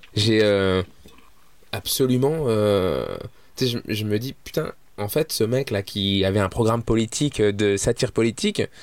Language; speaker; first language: French; early bilingual, other home language; Arabic